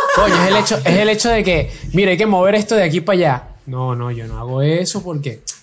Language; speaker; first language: Spanish; native; Spanish